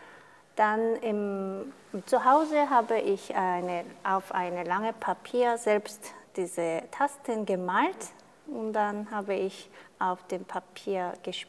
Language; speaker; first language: German; non-native, fluent; Korean